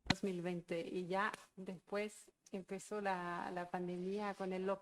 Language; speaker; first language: Spanish; non-native, fluent; German